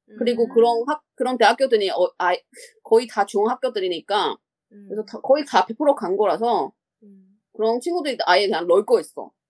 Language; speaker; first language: Korean; non-native, learner; Chinese